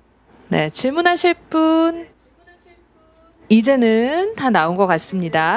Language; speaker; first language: Korean; native; Korean